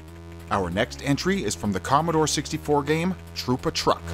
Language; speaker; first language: English; native; English